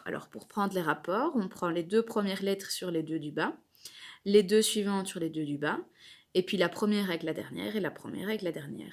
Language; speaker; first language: French; native; French